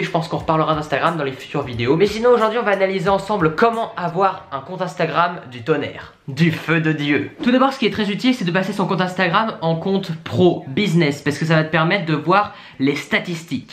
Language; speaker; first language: French; native; French